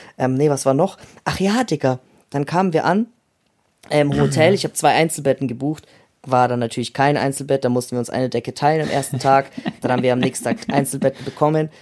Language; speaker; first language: German; early bilingual, other home language; Russian